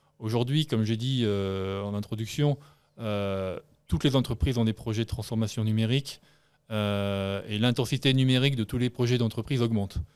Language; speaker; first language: French; native; French